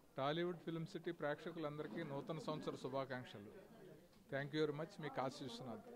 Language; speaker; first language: Telugu; native; Telugu